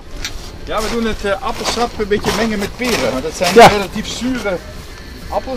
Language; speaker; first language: Dutch; native; Dutch